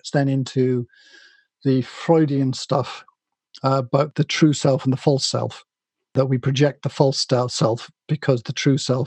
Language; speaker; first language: English; native; English